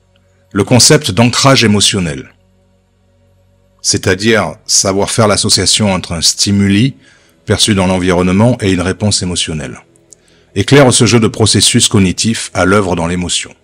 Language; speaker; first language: French; native; French